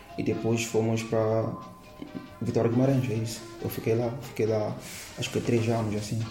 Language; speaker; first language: Portuguese; non-native, local second language; Upper Guinea Crioulo